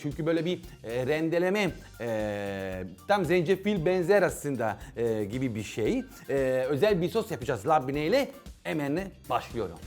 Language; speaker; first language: Turkish; non-native, learner; Italian